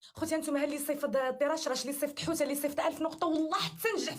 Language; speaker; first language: Arabic; native; Arabic